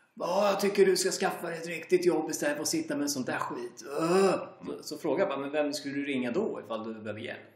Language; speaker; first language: Swedish; native; Swedish